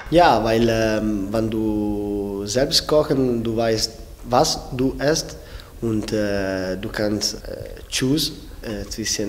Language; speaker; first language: German; non-native, learner; Italian